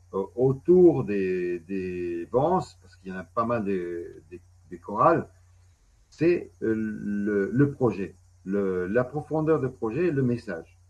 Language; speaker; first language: French; non-native, fluent; Spanish